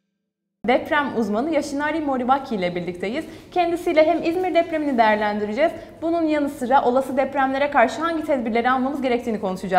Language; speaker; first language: Turkish; native; Turkish